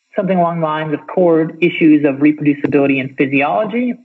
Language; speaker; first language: English; native; English